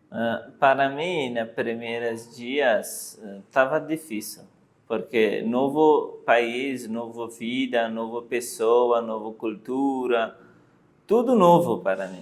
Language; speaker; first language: Portuguese; non-native, learner; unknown